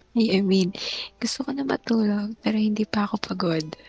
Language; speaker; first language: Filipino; non-native, local second language; Cebuano